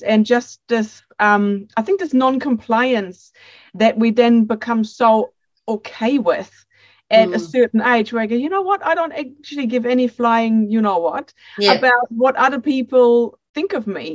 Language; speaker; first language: English; non-native, fluent; German